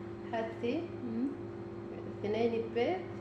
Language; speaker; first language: Arabic; non-native, learner; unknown